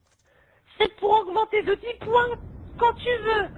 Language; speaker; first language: French; native; French